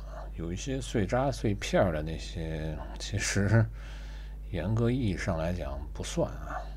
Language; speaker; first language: Chinese; native; Chinese